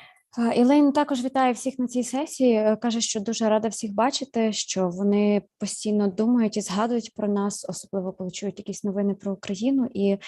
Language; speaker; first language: Ukrainian; native; Ukrainian